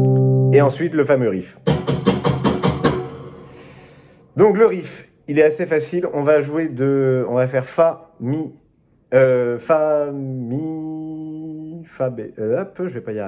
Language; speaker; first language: French; native; French